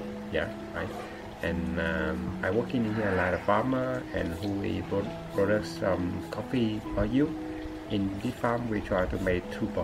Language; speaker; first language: English; non-native, learner; Vietnamese